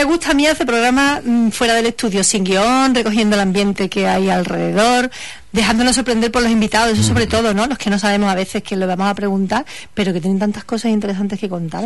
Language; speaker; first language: Spanish; native; Spanish